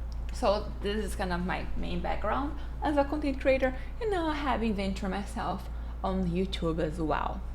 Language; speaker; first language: English; non-native, fluent; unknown